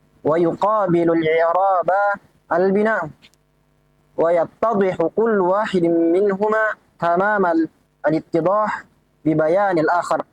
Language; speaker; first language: Arabic; non-native, fluent; Indonesian